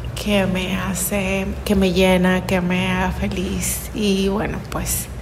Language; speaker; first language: Spanish; native; Spanish